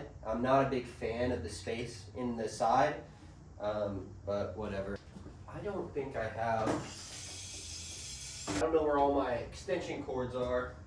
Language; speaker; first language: English; native; English